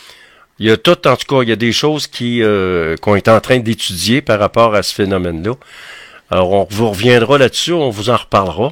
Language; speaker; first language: French; native; French